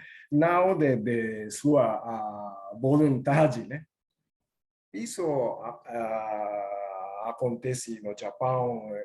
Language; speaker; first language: Portuguese; non-native, learner; Japanese